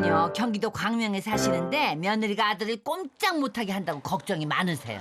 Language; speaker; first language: Korean; native; Korean